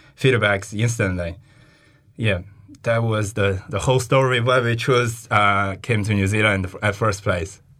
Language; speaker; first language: English; non-native, fluent; Chinese